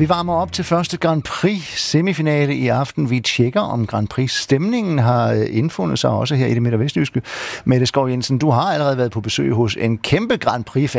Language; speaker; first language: Danish; native; Danish